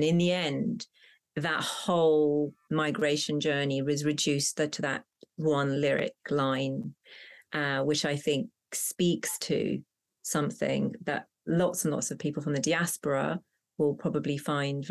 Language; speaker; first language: English; non-native, local second language; Punjabi